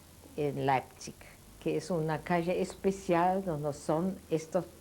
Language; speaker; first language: Spanish; non-native, fluent; Yiddish